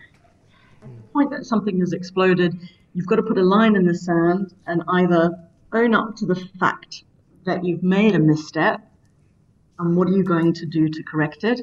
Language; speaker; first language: English; native; English